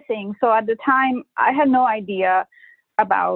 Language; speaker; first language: English; non-native, fluent; Spanish